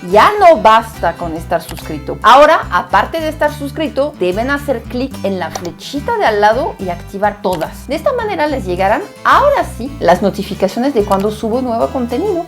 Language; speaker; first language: Spanish; non-native, fluent; French